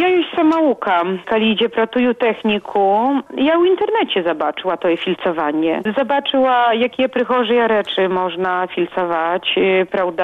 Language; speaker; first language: Polish; non-native, local second language; Belarusian